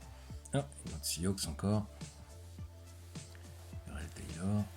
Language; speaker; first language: French; native; French